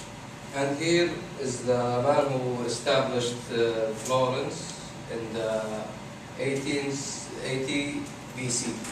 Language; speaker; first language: English; non-native, fluent; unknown